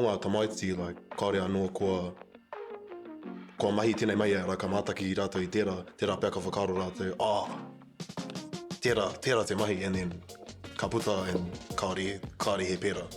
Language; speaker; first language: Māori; non-native, local second language; English